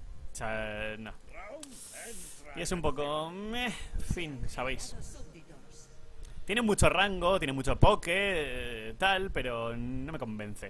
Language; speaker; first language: Spanish; native; Spanish